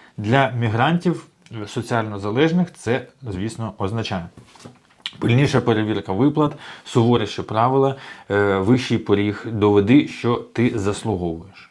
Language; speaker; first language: Ukrainian; native; Ukrainian